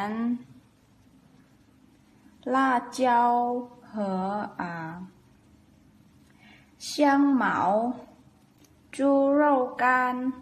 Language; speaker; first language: Chinese; non-native, learner; Lao